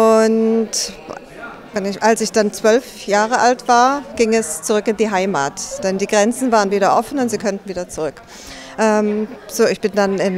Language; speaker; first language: German; early bilingual, other home language; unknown